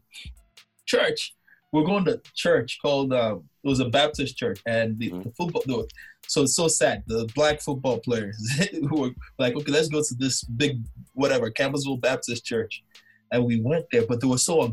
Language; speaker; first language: English; non-native, local second language; Yoruba